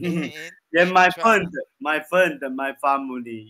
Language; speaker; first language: English; non-native, learner; Chinese